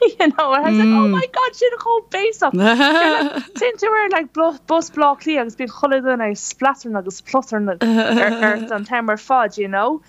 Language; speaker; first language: Irish; non-native, local second language; English